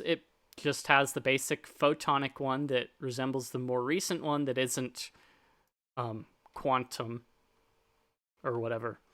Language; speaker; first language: English; native; English